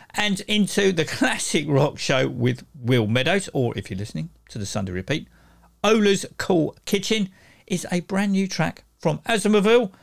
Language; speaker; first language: English; native; English